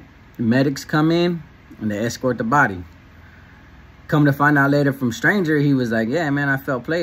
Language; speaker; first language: English; native; English